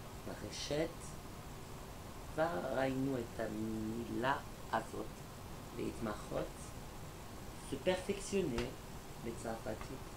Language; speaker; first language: Hebrew; non-native, learner; French